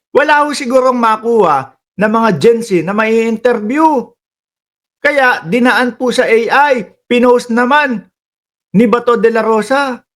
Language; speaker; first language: Filipino; native; Filipino